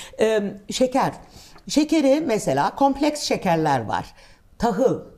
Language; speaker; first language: Turkish; native; Turkish